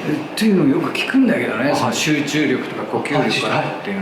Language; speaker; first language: Japanese; native; Japanese